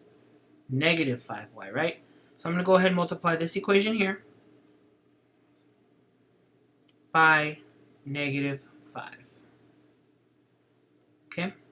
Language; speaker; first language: English; native; English